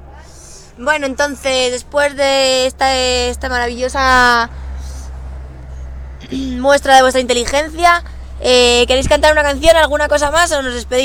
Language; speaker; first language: Spanish; native; Spanish